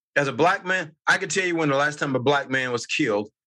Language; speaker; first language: English; native; English